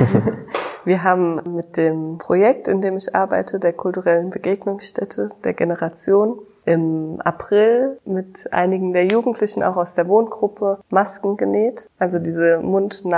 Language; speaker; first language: German; native; German